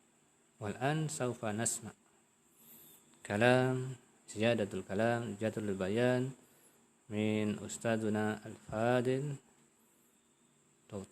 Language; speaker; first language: Arabic; non-native, fluent; Indonesian